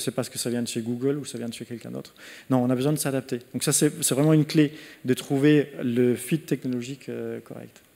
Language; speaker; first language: French; non-native, fluent; Danish